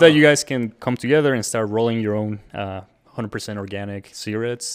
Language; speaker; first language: English; early bilingual, other home language; Spanish